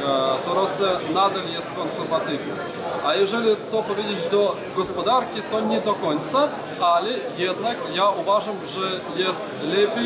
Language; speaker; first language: Polish; non-native, fluent; Belarusian